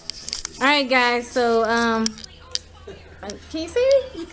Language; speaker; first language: English; native; English